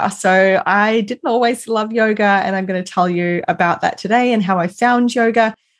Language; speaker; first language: English; native; English